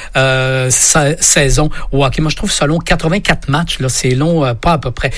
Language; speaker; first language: French; native; French